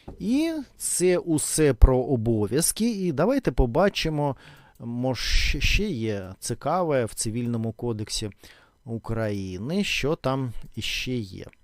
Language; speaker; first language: Ukrainian; non-native, local second language; Russian